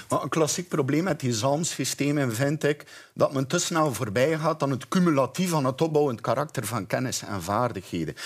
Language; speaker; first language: Dutch; native; Dutch